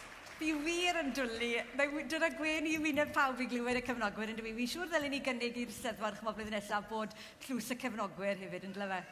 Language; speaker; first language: Welsh; native; Welsh